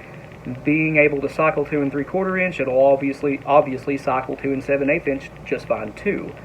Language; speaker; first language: English; native; English